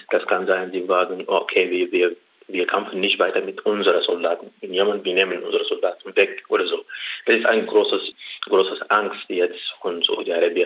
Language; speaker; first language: German; non-native, learner; Arabic